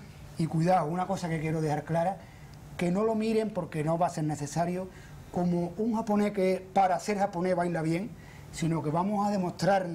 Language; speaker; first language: Spanish; native; Spanish